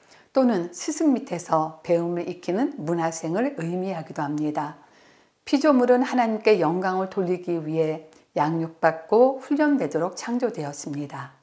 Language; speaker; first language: Korean; native; Korean